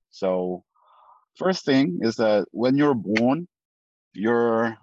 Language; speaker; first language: English; non-native, fluent; Korean